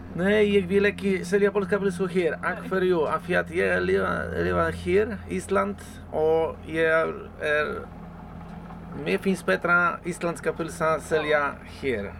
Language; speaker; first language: Icelandic; non-native, learner; Polish